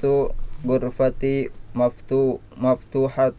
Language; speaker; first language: Arabic; non-native, learner; Indonesian